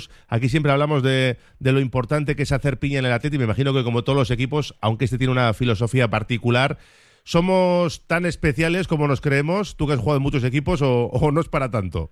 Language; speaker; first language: Spanish; native; Spanish